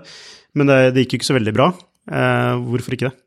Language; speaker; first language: Norwegian; native; Norwegian